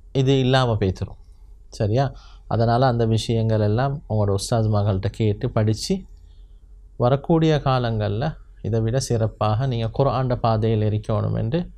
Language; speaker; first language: Tamil; native; Tamil